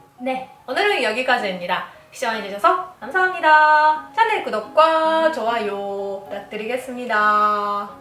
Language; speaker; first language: Korean; non-native, fluent; Japanese